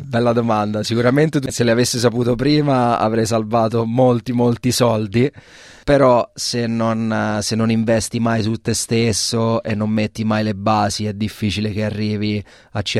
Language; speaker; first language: Italian; native; Italian